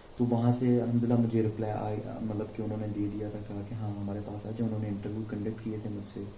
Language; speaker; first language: Urdu; non-native, local second language; Sindhi